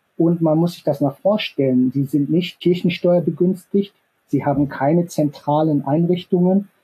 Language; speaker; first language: German; early bilingual, other home language; Korean